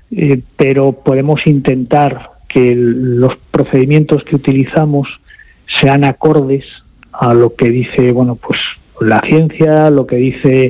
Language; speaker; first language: Spanish; native; Spanish